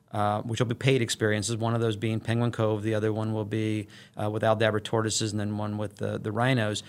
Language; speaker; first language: English; native; English